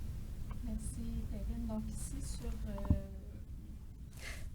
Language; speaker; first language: French; native; French